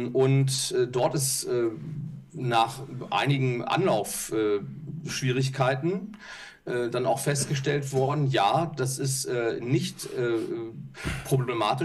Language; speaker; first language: German; native; German